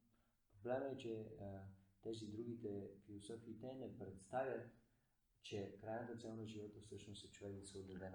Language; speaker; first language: Bulgarian; native; Bulgarian